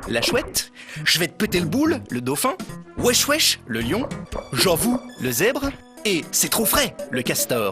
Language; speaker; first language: French; native; French